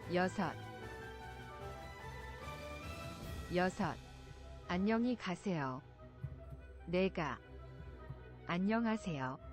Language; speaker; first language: Korean; non-native, learner; English